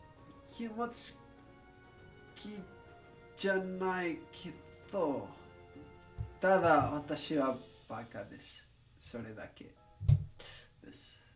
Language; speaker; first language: Japanese; non-native, learner; English